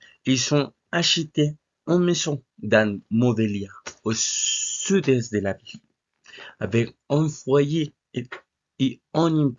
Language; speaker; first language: French; non-native, learner; Spanish